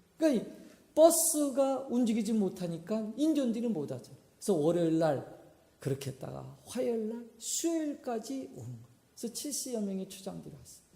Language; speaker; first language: Korean; native; Korean